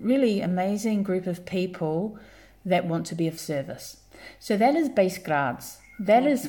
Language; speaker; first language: English; native; English